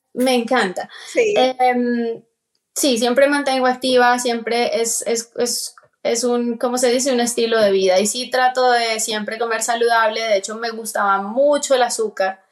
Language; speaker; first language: Spanish; native; Spanish